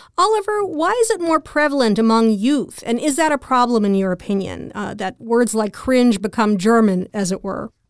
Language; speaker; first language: English; native; English